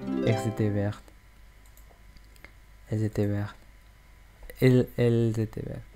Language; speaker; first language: French; non-native, learner; English